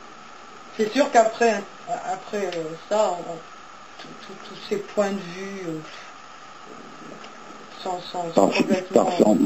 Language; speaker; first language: French; native; French